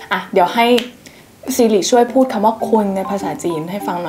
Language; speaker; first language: Thai; native; Thai